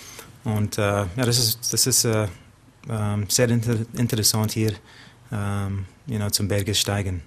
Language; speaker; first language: German; non-native, learner; English